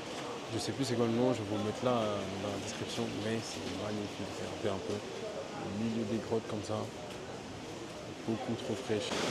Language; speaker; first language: French; native; French